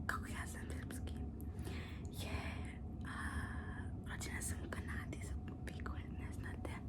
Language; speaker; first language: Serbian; early bilingual, heritage; Serbian